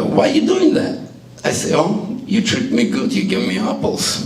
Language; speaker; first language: English; non-native, learner; Estonian